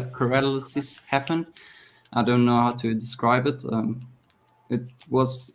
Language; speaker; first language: English; non-native, fluent; German